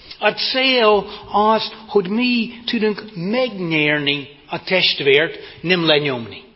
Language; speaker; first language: Hungarian; non-native, fluent; English